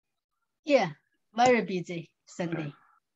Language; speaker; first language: English; non-native, learner; Chinese